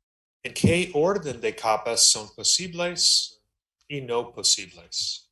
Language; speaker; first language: Spanish; non-native, learner; English